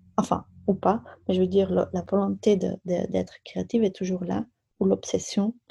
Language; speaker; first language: French; non-native, local second language; Dutch